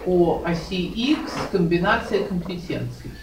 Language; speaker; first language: Russian; native; Russian